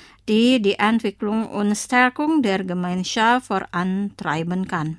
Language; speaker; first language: German; non-native, fluent; Indonesian